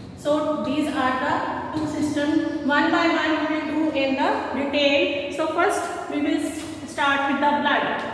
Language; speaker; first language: English; non-native, local second language; Hindi